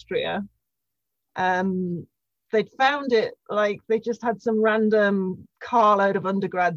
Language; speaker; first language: English; native; English